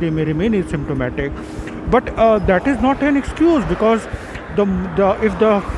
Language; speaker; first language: English; non-native, local second language; Hindi